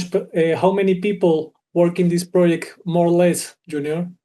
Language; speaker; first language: English; non-native, learner; Spanish